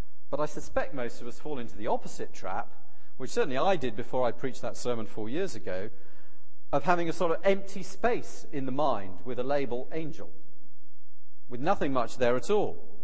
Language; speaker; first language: English; native; English